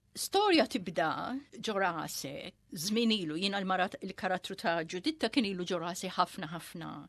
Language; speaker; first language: Maltese; early bilingual, heritage; Maltese